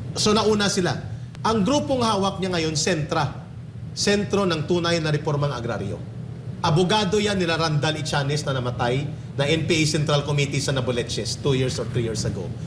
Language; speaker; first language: Filipino; non-native, local second language; Hiligaynon